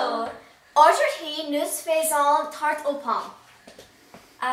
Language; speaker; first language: French; non-native, learner; English